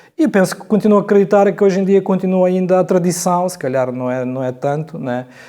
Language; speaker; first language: Portuguese; non-native, fluent; Ukrainian